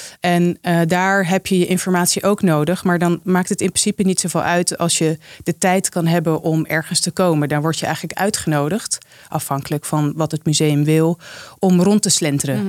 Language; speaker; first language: Dutch; native; Dutch